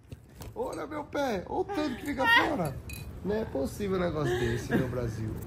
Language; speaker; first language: Portuguese; native; Portuguese